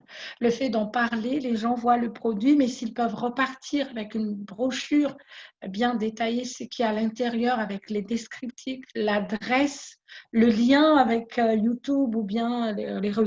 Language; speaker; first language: French; non-native, local second language; Malagasy